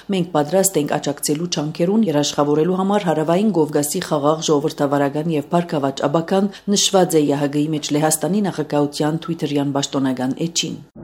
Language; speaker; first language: Armenian; early bilingual, heritage; Armenian